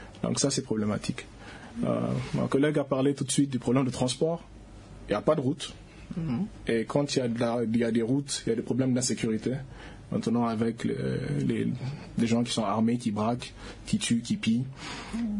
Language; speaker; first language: French; non-native, local second language; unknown